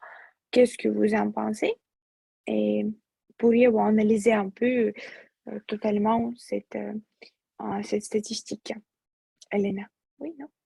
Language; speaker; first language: French; non-native, fluent; Russian